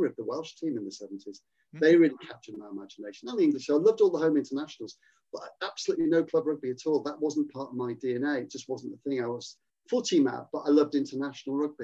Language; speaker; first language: English; native; English